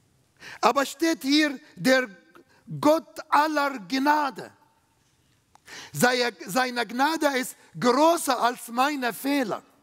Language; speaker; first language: German; non-native, fluent; Arabic